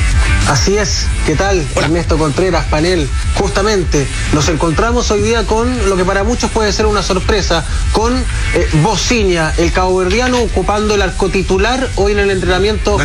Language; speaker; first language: Spanish; native; Spanish